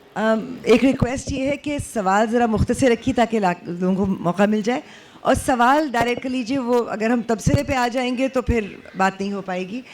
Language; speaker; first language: Urdu; native; Urdu